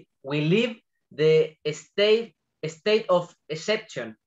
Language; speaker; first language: English; non-native, learner; Spanish